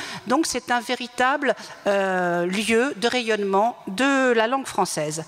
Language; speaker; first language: French; native; French